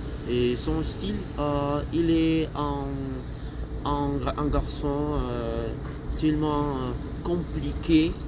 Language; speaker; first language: French; non-native, learner; Spanish